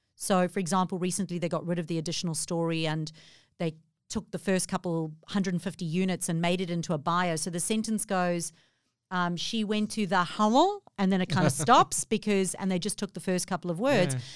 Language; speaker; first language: English; native; English